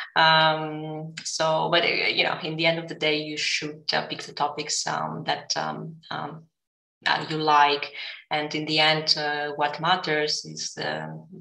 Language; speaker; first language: English; non-native, fluent; Greek